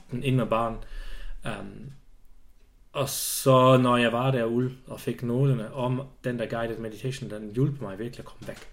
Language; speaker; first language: Danish; non-native, fluent; Swiss German